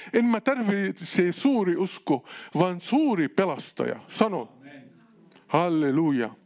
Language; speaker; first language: Finnish; non-native, learner; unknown